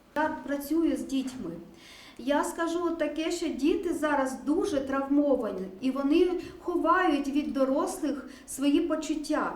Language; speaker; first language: Ukrainian; native; Ukrainian